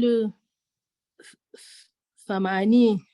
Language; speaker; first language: Arabic; non-native, learner; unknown